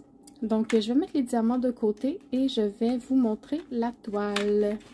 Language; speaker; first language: French; native; French